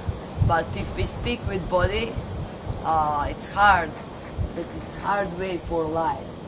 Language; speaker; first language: English; non-native, learner; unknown